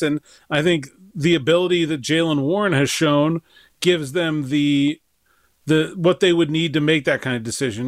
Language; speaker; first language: English; native; English